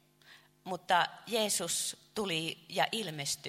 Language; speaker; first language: Finnish; non-native, fluent; Chinese